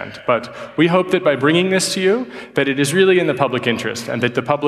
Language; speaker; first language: English; native; English